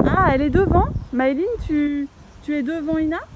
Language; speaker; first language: French; native; French